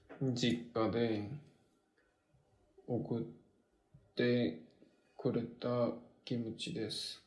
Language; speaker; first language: Japanese; non-native, learner; Korean